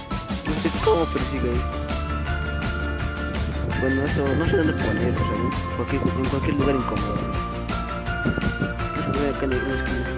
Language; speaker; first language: Spanish; native; Spanish